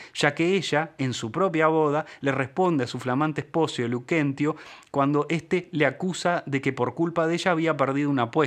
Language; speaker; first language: Spanish; native; Spanish